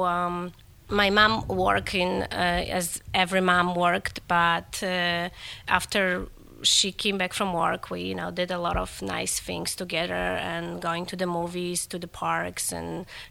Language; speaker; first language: English; non-native, fluent; Polish